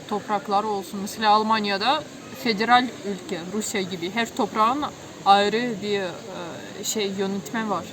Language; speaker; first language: Turkish; non-native, fluent; Ukrainian